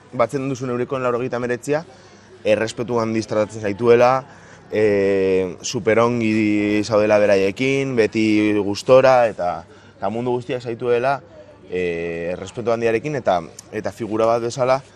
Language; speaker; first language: Basque; non-native, local second language; Spanish